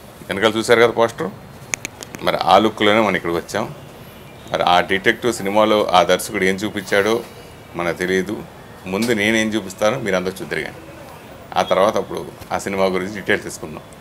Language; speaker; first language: Telugu; native; Telugu